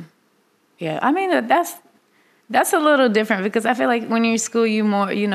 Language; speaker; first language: English; non-native, fluent; Russian